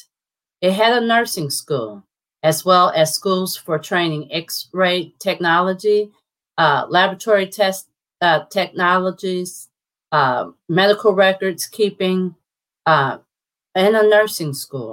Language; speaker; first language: English; native; English